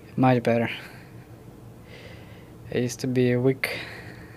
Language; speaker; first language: English; non-native, learner; Ukrainian